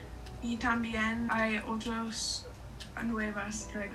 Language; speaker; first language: Spanish; non-native, learner; English